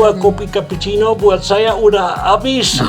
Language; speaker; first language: Indonesian; non-native, fluent; Dutch